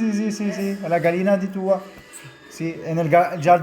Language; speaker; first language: Italian; non-native, learner; French